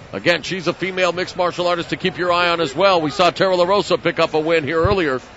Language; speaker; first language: English; native; English